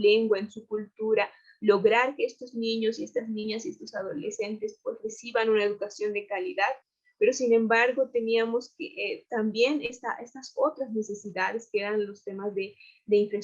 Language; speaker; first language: Spanish; native; Spanish